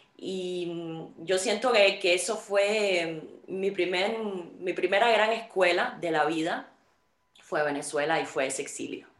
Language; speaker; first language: Spanish; native; Spanish